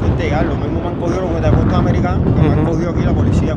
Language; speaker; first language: Spanish; native; Spanish